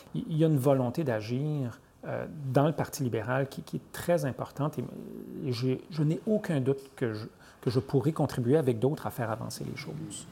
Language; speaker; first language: French; native; French